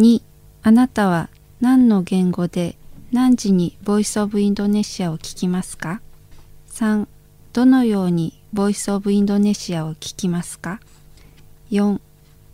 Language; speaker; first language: Japanese; non-native, learner; Indonesian